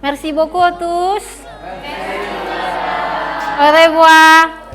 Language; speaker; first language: French; non-native, fluent; Indonesian